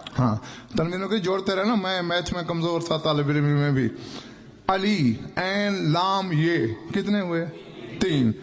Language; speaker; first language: Urdu; non-native, local second language; Saraiki